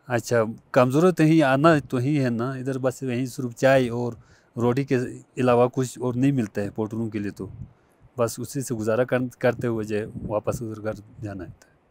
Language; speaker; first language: Urdu; non-native, local second language; Balti